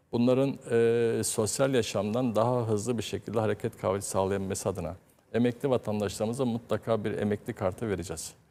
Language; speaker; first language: Turkish; native; Turkish